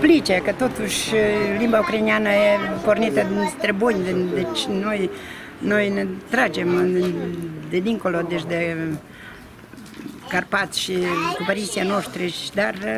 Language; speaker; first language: Romanian; non-native, local second language; Ukrainian